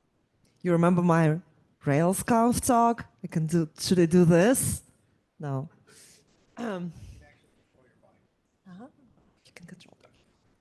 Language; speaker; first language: English; non-native, fluent; Russian